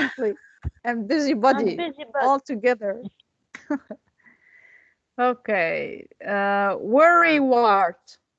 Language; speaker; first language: English; non-native, fluent; Arabic